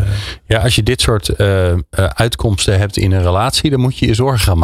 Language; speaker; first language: Dutch; native; Dutch